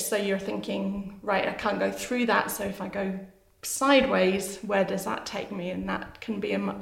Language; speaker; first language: English; native; English